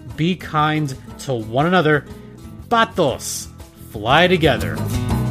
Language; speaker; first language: English; native; English